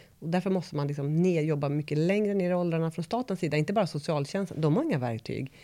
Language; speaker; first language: Swedish; native; Swedish